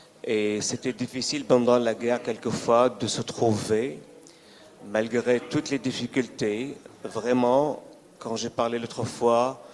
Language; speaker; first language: French; non-native, fluent; Arabic